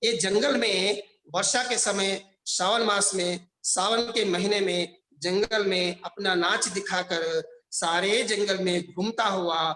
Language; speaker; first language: Hindi; non-native, local second language; Telugu